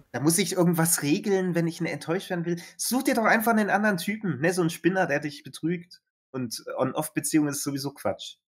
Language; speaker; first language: German; native; German